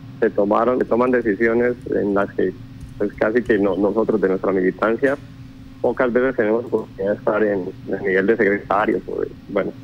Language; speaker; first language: Spanish; native; Spanish